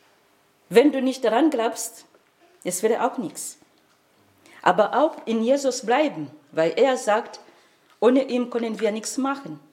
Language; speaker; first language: German; non-native, fluent; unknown